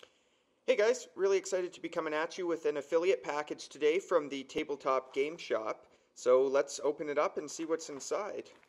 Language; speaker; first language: English; native; English